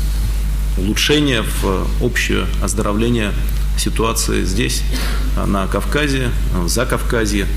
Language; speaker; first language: Russian; native; Russian